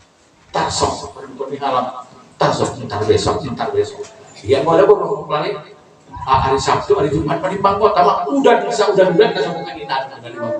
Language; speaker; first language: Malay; non-native, local second language; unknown